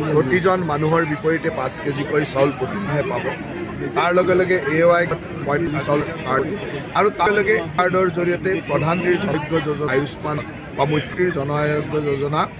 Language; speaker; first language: Assamese; native; Assamese